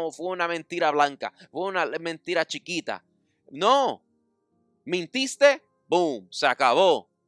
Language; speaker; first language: Spanish; early bilingual, heritage; Spanish